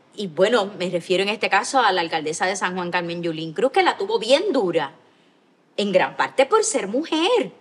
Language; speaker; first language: Spanish; native; Spanish